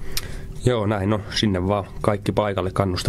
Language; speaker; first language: Finnish; native; Finnish